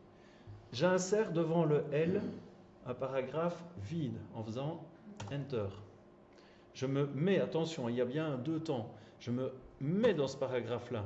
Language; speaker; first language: French; native; French